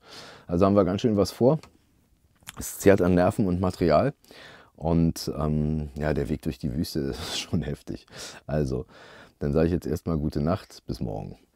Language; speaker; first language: German; native; German